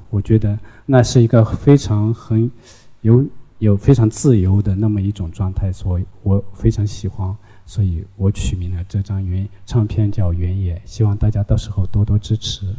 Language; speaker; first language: Chinese; non-native, local second language; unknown